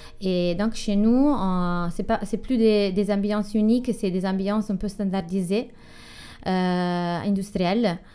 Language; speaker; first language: French; non-native, fluent; Italian